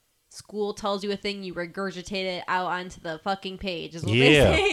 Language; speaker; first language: English; native; English